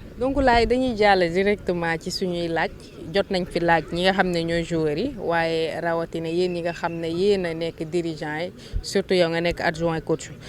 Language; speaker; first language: Wolof; native; Wolof